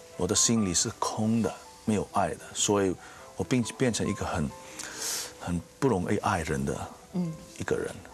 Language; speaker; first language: Chinese; non-native, fluent; Indonesian